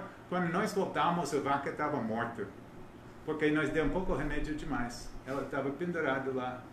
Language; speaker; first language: Portuguese; non-native, learner; English